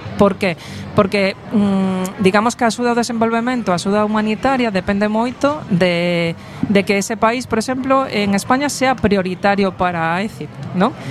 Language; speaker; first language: Galician; non-native, local second language; Spanish